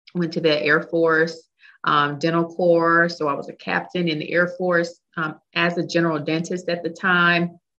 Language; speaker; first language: English; native; English